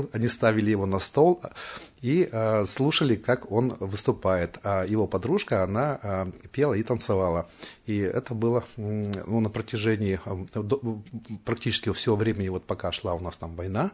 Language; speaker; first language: Russian; native; Russian